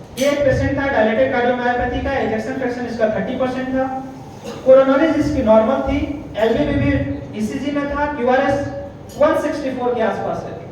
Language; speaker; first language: Hindi; native; Hindi